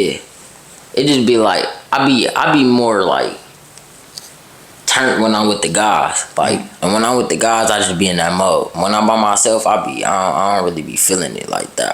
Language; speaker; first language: English; native; English